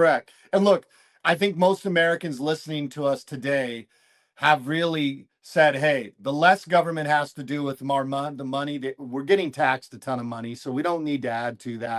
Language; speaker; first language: English; native; English